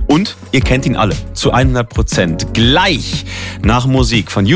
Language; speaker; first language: German; native; German